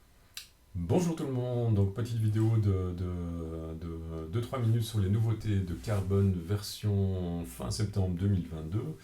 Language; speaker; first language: French; native; French